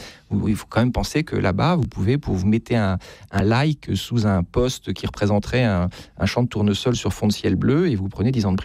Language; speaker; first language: French; native; French